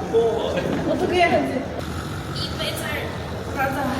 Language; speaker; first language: Korean; non-native, learner; Chinese